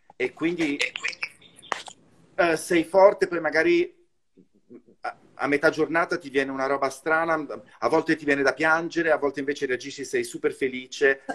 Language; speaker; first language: Italian; native; Italian